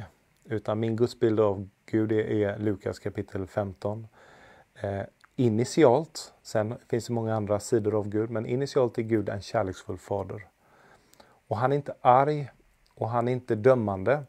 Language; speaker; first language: Swedish; native; Swedish